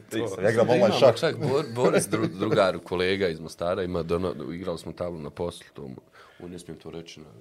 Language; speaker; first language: Bosnian; native; Bosnian